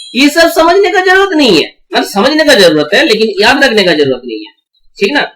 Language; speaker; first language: Hindi; non-native, local second language; Bangla